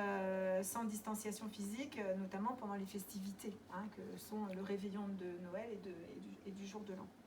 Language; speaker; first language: French; native; French